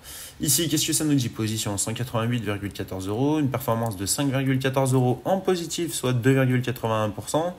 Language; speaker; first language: French; native; French